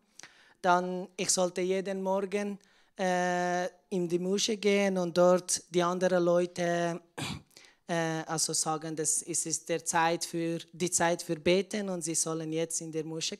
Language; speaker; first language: German; non-native, learner; Persian